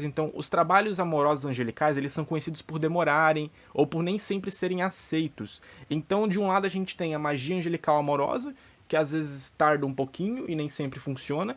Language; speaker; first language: Portuguese; native; Portuguese